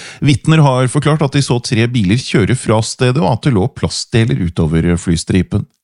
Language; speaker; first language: Norwegian; native; Norwegian